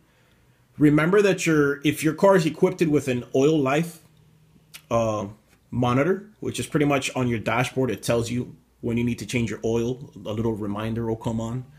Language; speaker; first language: English; native; English